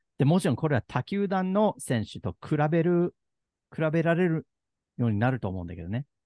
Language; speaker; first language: Japanese; native; Japanese